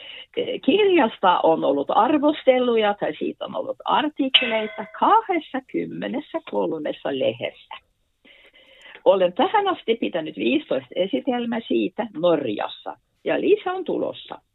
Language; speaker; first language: Finnish; non-native, fluent; Norwegian